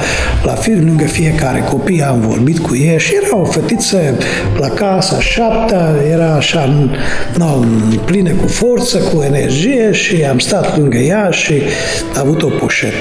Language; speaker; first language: Romanian; non-native, fluent; Hungarian